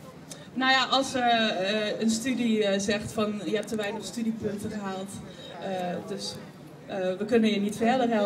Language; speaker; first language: Dutch; native; Dutch